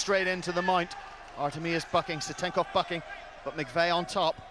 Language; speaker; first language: English; native; English